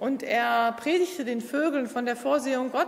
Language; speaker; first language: German; native; German